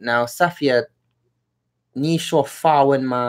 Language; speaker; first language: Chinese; non-native, learner; English